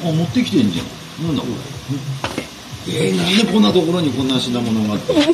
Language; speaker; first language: Japanese; native; Japanese